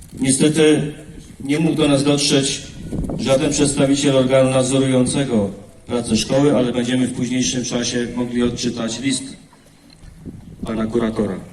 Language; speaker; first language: Polish; native; Polish